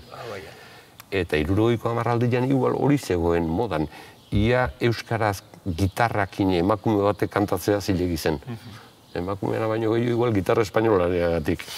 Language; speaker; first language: Basque; native; Basque